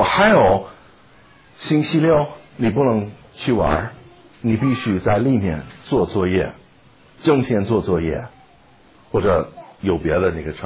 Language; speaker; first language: Chinese; non-native, fluent; English